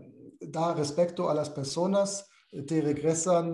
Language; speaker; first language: Spanish; non-native, fluent; German